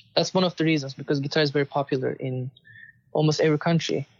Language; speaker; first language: English; non-native, fluent; Turkish